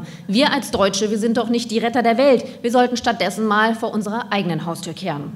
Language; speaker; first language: German; native; German